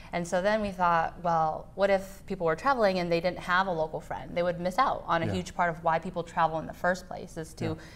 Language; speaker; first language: English; native; English